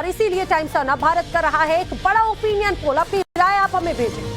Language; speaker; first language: Hindi; native; Hindi